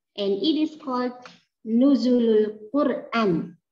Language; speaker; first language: English; non-native, learner; Indonesian